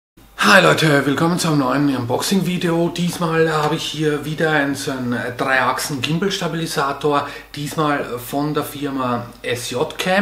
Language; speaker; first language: German; native; German